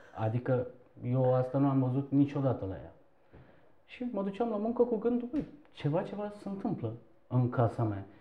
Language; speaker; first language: Romanian; non-native, fluent; Turkish